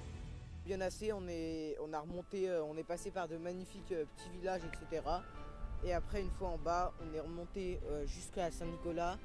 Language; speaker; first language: French; native; French